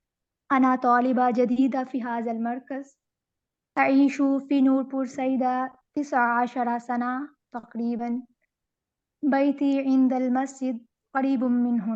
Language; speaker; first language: Arabic; non-native, learner; Urdu